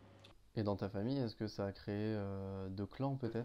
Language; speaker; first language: French; native; French